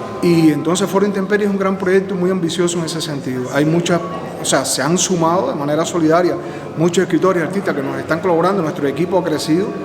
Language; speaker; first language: Spanish; native; Spanish